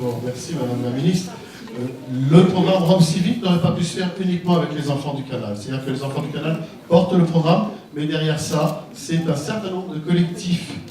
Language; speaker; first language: French; native; French